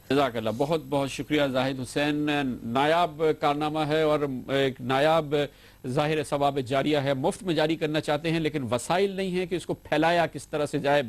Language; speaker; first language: Urdu; native; Urdu